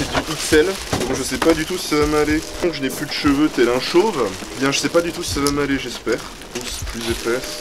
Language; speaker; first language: French; native; French